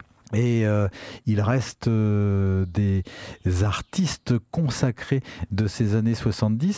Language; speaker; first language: French; native; French